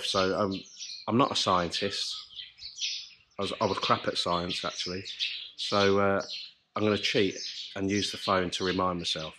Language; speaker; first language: English; native; English